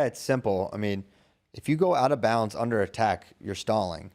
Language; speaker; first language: English; native; English